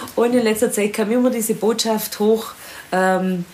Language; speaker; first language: German; native; German